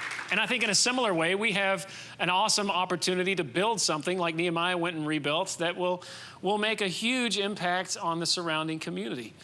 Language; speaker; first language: English; native; English